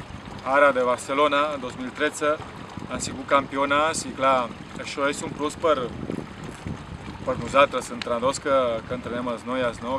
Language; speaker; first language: Catalan; non-native, fluent; Romanian